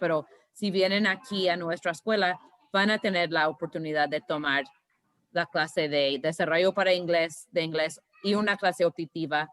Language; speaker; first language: Spanish; early bilingual, heritage; Spanish